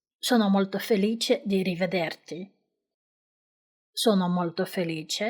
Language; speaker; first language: Italian; non-native, fluent; Ukrainian